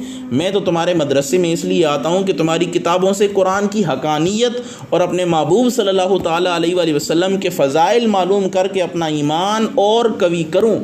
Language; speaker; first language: Urdu; native; Urdu